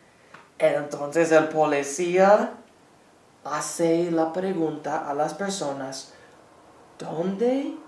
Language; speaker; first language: Spanish; non-native, fluent; English